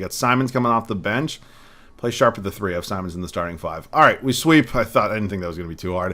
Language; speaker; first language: English; native; English